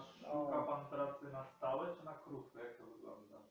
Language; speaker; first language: Polish; native; Polish